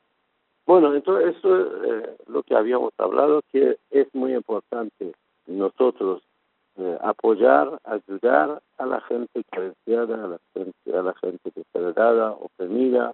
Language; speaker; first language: Spanish; non-native, fluent; Persian